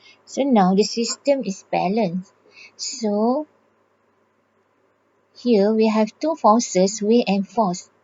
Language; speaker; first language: English; non-native, local second language; Malay